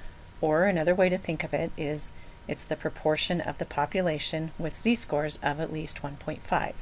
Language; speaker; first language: English; native; English